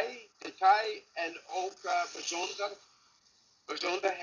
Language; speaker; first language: Dutch; non-native, learner; English